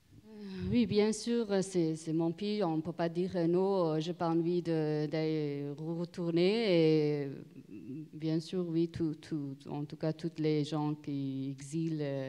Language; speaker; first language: French; non-native, learner; Persian